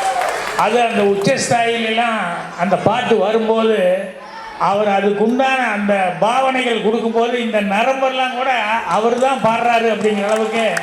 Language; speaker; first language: Tamil; native; Tamil